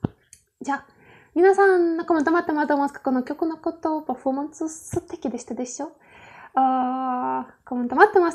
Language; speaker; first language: Japanese; non-native, learner; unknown